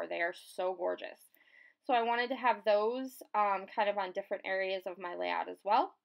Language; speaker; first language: English; native; English